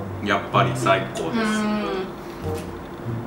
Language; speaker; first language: Japanese; non-native, learner; Spanish